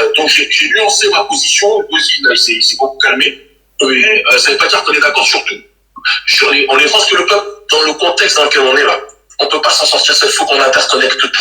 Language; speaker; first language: French; native; French